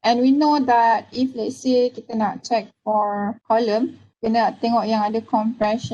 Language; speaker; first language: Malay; native; Malay